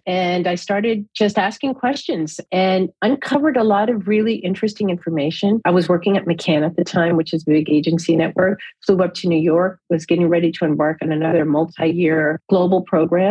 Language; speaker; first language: English; native; English